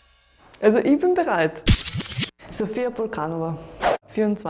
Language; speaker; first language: German; non-native, fluent; Russian